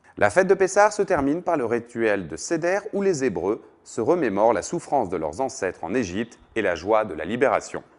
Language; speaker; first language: French; native; French